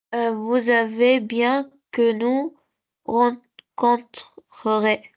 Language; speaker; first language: French; non-native, learner; Arabic